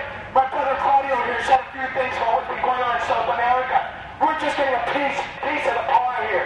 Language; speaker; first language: English; native; English